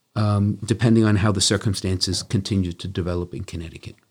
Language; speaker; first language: English; native; English